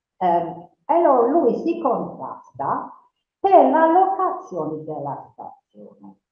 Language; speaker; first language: Italian; non-native, fluent; English